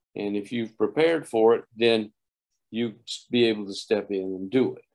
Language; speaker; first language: English; native; English